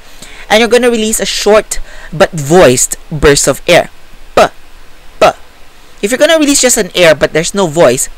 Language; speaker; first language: English; non-native, local second language; Filipino